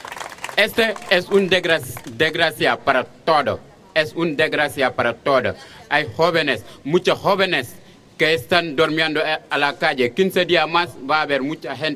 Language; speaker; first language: Spanish; non-native, fluent; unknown